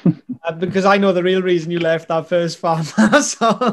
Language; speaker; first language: English; native; English